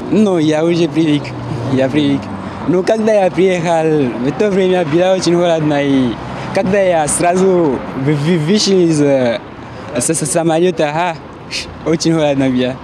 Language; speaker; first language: Russian; non-native, learner; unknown